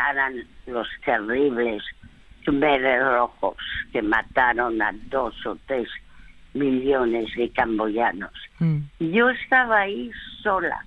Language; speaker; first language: Spanish; early bilingual, other home language; French